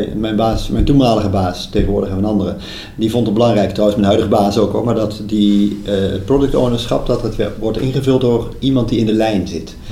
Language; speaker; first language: Dutch; native; Dutch